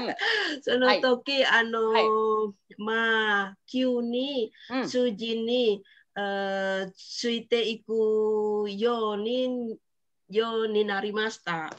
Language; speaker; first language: Japanese; non-native, fluent; Indonesian